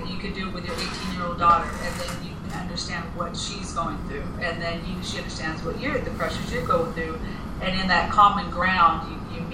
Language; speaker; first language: English; non-native, fluent; Spanish